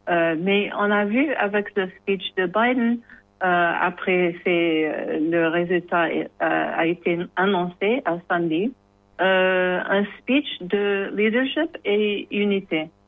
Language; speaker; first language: French; non-native, learner; English